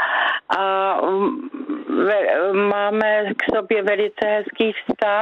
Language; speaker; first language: Czech; native; Czech